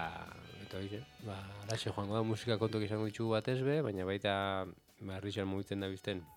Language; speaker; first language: Basque; native; Basque